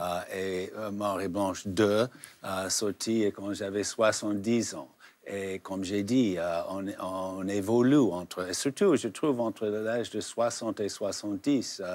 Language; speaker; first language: French; non-native, fluent; English